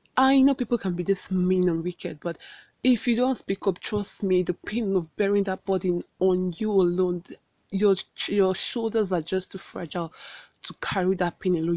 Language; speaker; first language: English; non-native, local second language; Igbo